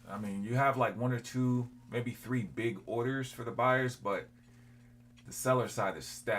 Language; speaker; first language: English; native; English